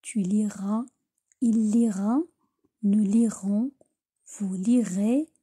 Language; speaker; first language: French; non-native, local second language; Arabic